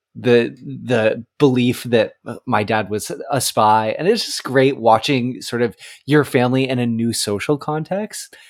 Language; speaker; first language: English; native; English